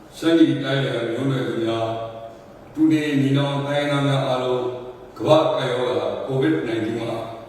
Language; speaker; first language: Burmese; non-native, local second language; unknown